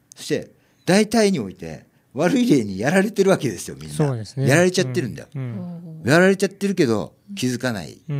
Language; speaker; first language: Japanese; native; Japanese